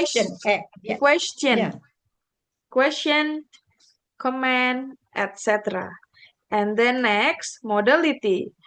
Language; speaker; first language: English; non-native, learner; Indonesian